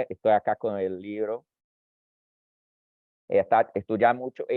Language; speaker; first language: Spanish; non-native, fluent; Portuguese